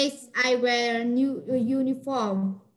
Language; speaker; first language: English; non-native, learner; Vietnamese